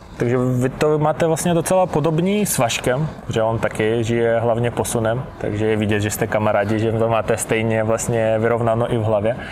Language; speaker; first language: Czech; native; Czech